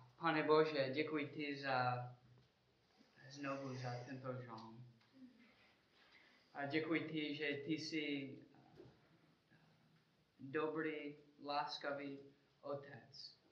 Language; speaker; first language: Czech; non-native, learner; English